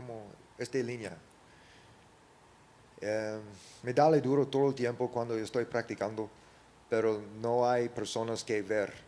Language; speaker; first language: Spanish; early bilingual, heritage; English